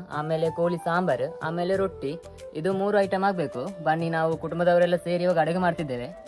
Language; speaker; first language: Kannada; non-native, local second language; Tulu